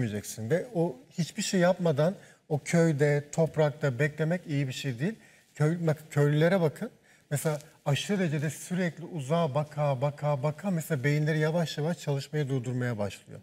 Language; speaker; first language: Turkish; native; Turkish